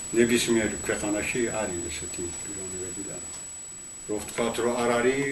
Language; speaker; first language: Georgian; native; Georgian